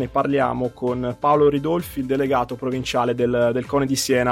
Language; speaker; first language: Italian; native; Italian